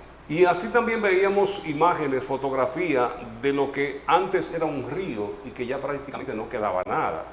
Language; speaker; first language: Spanish; native; Spanish